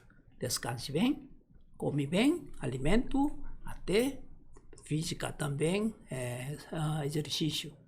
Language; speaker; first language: Portuguese; non-native, learner; Korean